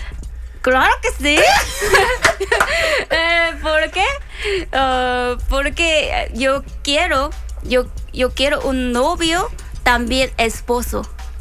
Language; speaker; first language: Spanish; non-native, learner; Korean